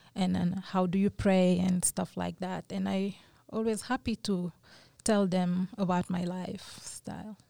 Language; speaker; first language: English; non-native, fluent; French